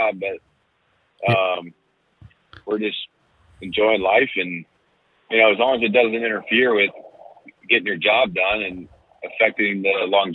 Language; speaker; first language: English; native; English